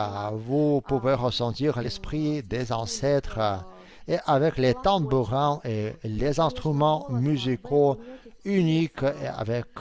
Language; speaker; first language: French; non-native, fluent; Russian